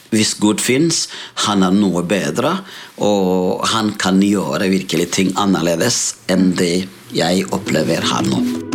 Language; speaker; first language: Norwegian; non-native, fluent; Rundi